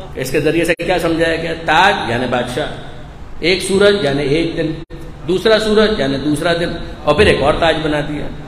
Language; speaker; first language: Urdu; non-native, local second language; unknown